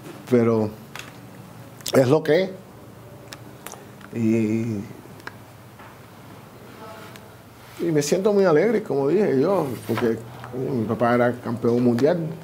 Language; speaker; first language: Spanish; early bilingual, heritage; Spanish